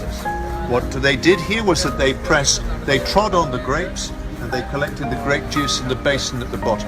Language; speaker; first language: English; native; English